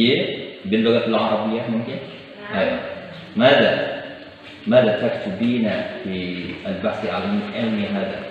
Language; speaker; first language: Arabic; non-native, fluent; Indonesian